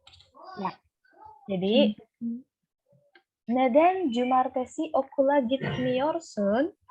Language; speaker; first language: Turkish; non-native, fluent; Indonesian